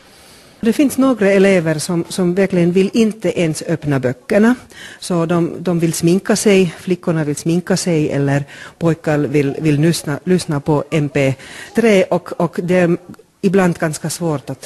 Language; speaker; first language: Swedish; non-native, local second language; Finnish